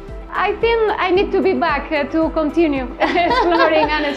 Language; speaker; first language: English; non-native, learner; Spanish